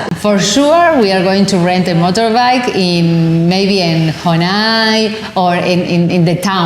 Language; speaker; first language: English; non-native, learner; Spanish